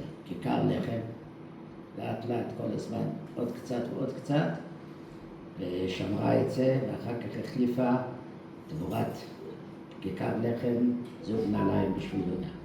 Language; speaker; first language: Hebrew; early bilingual, other home language; Dutch